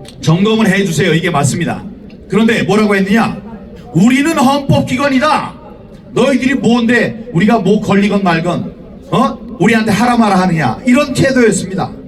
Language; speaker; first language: Korean; native; Korean